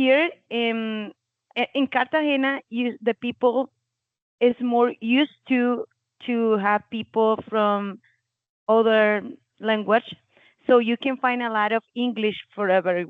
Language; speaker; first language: English; non-native, learner; Spanish